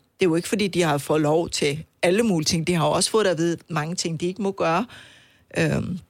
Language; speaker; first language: Danish; non-native, fluent; Persian